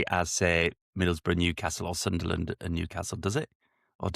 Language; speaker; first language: English; native; English